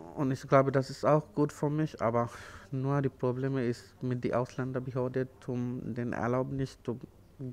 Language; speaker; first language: German; non-native, learner; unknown